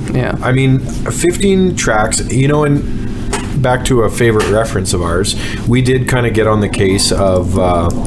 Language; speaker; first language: English; native; English